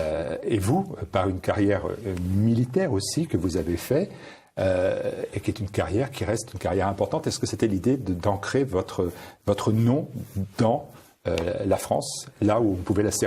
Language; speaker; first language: French; native; French